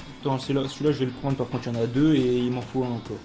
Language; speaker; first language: French; native; French